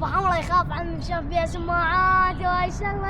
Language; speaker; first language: Arabic; native; Arabic